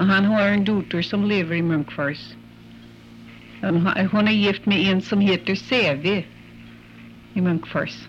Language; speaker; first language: Swedish; early bilingual, heritage; English